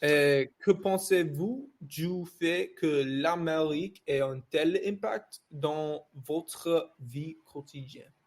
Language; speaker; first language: French; non-native, learner; English